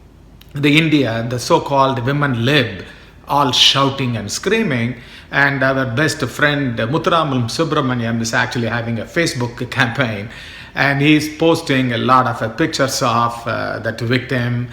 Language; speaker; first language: English; non-native, local second language; Tamil